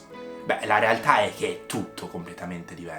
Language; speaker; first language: Italian; native; Italian